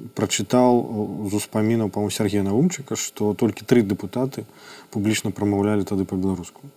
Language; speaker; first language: Belarusian; non-native, local second language; Russian